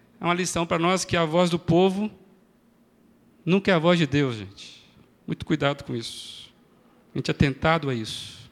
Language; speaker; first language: Portuguese; native; Portuguese